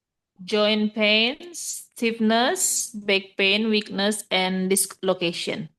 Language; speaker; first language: English; non-native, learner; Indonesian